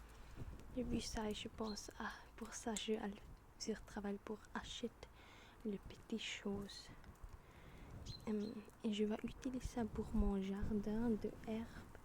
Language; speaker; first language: French; non-native, learner; German